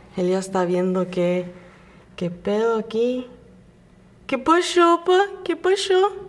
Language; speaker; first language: Spanish; early bilingual, heritage; Spanish